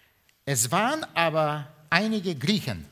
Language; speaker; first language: German; non-native, fluent; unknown